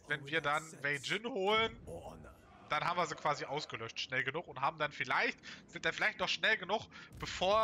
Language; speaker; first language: German; native; German